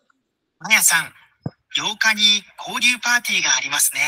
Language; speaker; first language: Japanese; non-native, learner; Bangla